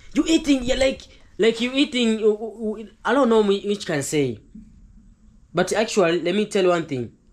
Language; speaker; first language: English; non-native, learner; Swahili